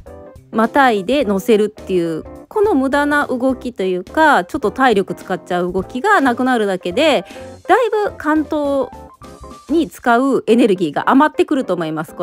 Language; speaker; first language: Japanese; native; Japanese